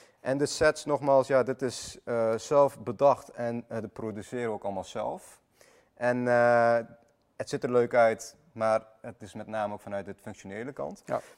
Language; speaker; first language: Dutch; early bilingual, other home language; Armenian